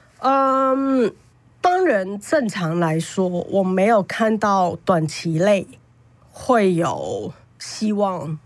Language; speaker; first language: Chinese; non-native, fluent; Cantonese